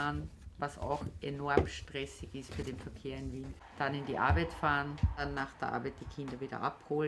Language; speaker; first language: German; native; German